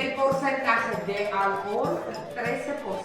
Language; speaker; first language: Spanish; non-native, fluent; Armenian